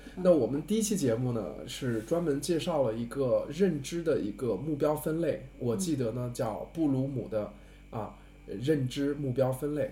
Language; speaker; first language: Chinese; native; Chinese